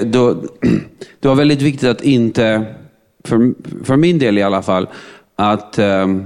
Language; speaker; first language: Swedish; non-native, fluent; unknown